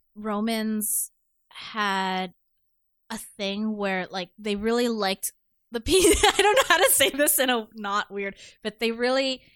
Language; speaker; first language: English; native; English